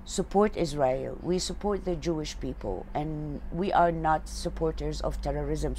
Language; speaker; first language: English; non-native, fluent; Arabic